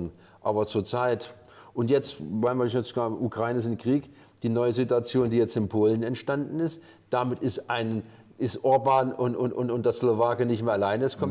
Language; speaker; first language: German; native; German